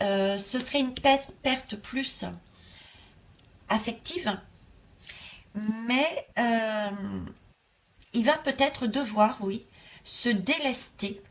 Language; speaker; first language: French; native; French